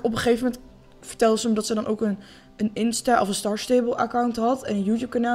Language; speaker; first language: Dutch; native; Dutch